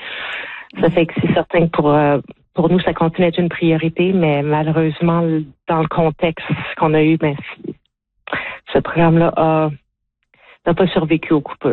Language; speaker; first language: French; native; French